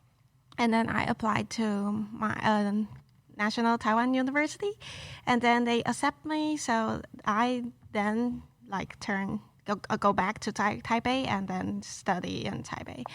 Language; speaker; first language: English; non-native, local second language; Chinese